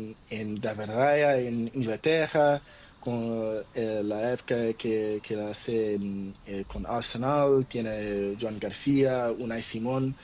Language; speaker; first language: Spanish; non-native, learner; Portuguese